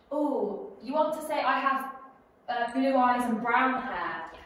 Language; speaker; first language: English; native; English